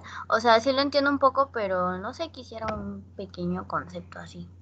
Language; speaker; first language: Spanish; native; Spanish